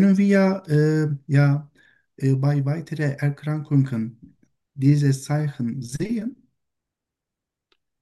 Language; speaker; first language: German; non-native, learner; Turkish